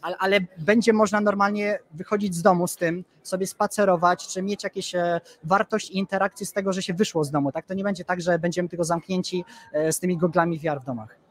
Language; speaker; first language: Polish; native; Polish